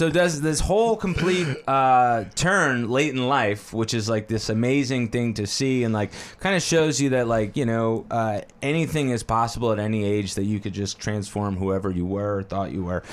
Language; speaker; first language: English; native; English